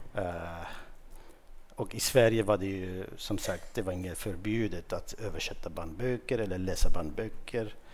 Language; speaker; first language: Swedish; non-native, fluent; Kurdish